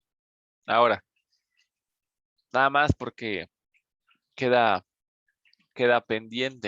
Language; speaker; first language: Spanish; native; Spanish